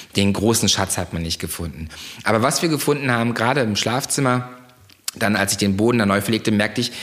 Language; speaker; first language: German; native; German